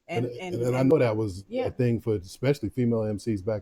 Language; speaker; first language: English; native; English